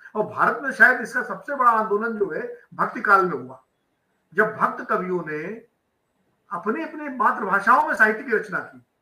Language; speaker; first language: Hindi; native; Hindi